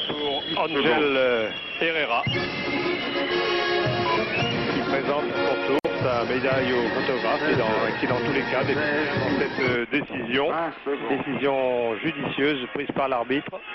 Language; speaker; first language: French; native; French